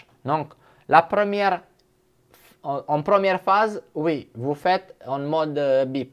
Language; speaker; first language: French; non-native, fluent; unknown